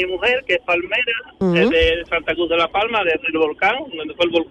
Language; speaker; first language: Spanish; native; Spanish